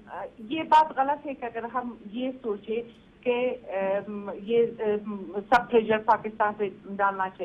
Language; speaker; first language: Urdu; non-native, fluent; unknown